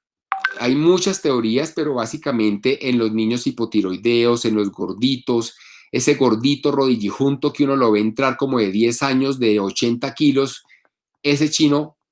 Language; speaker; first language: Spanish; native; Spanish